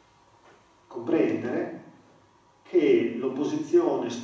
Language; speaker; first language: Italian; native; Italian